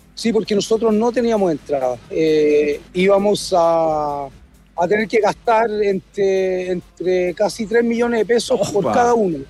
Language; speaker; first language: Spanish; native; Spanish